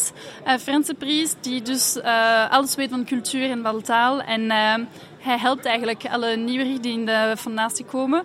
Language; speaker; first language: Dutch; non-native, fluent; French